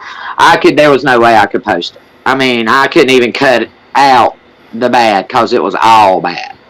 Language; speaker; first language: English; native; English